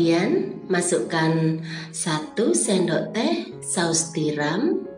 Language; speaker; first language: Indonesian; native; Indonesian